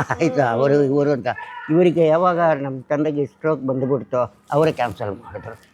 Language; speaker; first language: Kannada; non-native, local second language; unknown